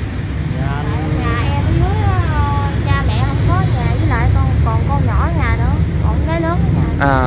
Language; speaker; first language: Vietnamese; native; Vietnamese